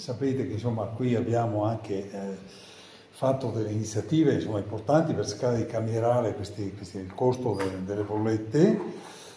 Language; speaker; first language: Italian; native; Italian